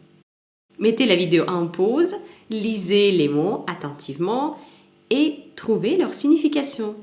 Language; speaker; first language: French; non-native, fluent; Russian